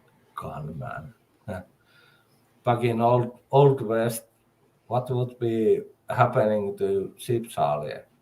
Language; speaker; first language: English; non-native, learner; Finnish